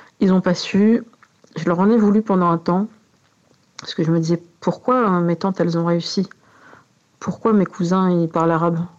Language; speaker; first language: French; native; French